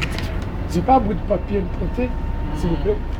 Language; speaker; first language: French; non-native, fluent; Portuguese